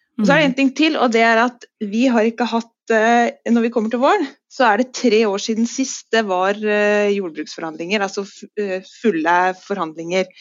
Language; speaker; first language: Norwegian; native; Norwegian